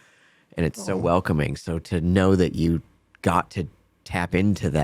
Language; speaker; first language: English; native; English